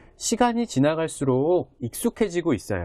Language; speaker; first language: Korean; native; Korean